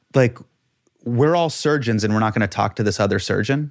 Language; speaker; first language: English; native; English